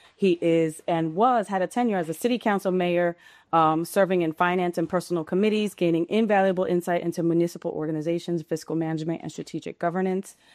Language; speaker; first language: English; early bilingual, other home language; Spanish